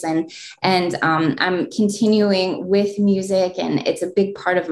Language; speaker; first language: English; native; English